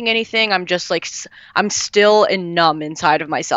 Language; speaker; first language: English; native; English